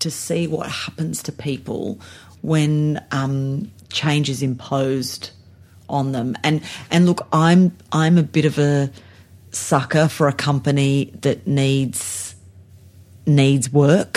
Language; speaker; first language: English; native; English